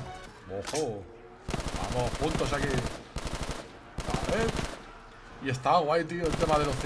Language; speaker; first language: Spanish; native; Spanish